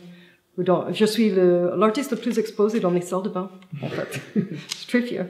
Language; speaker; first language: French; non-native, fluent; English